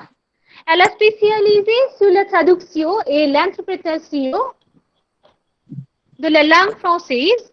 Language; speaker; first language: French; non-native, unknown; Bangla